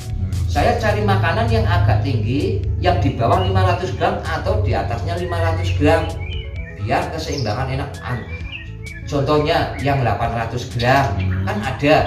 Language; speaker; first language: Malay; non-native, local second language; Javanese